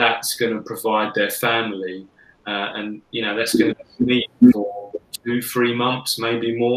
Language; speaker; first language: English; native; English